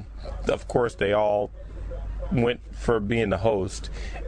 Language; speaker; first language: English; native; English